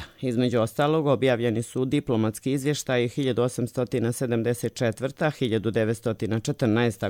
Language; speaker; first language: Croatian; native; Croatian